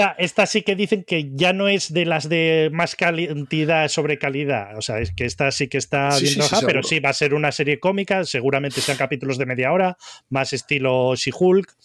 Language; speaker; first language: Spanish; native; Spanish